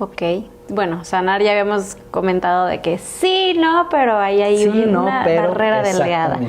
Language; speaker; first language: Spanish; native; Spanish